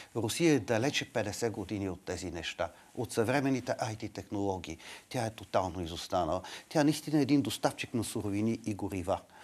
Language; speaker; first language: Bulgarian; native; Bulgarian